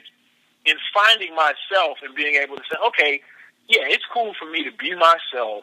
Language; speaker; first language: English; native; English